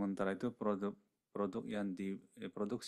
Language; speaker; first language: Indonesian; non-native, fluent; Japanese